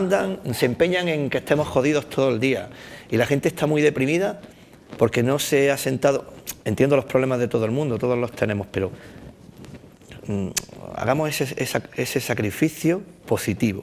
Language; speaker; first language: Spanish; native; Spanish